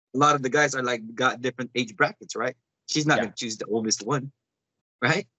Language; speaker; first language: English; non-native, local second language; Cebuano